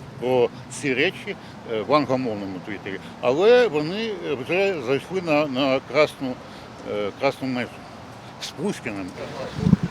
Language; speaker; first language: Ukrainian; non-native, local second language; Russian